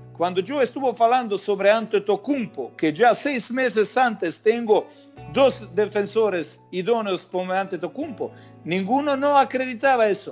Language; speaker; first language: Portuguese; non-native, learner; Croatian